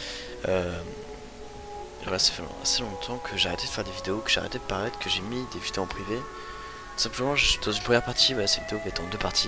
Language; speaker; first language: French; native; French